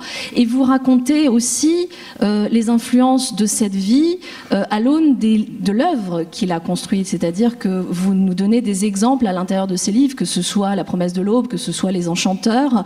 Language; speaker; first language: French; native; French